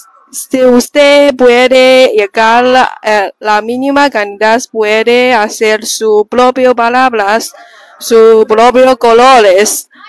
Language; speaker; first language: Spanish; non-native, learner; Chinese